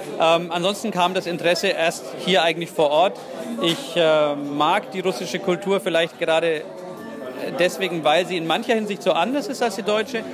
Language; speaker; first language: German; native; German